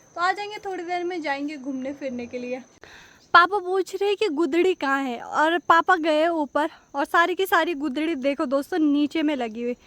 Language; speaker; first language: Hindi; non-native, fluent; Nepali